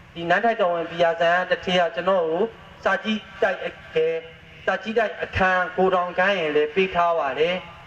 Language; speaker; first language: Burmese; native; Burmese